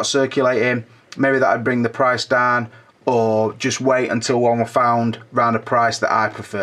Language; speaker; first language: English; native; English